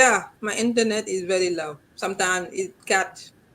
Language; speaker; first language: English; non-native, learner; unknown